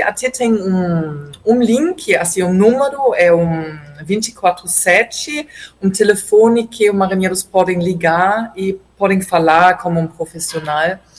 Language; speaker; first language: Portuguese; non-native, fluent; German